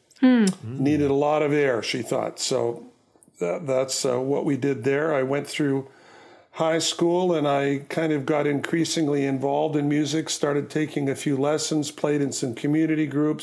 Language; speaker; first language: English; native; English